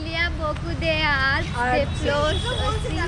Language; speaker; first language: French; non-native, learner; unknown